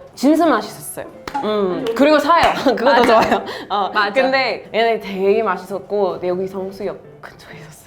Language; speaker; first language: Korean; non-native, fluent; Italian